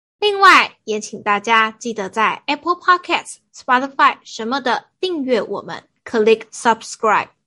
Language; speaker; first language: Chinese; native; Chinese